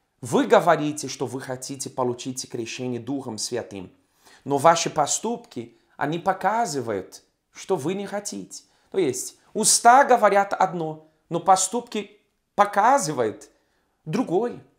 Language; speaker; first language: Russian; non-native, fluent; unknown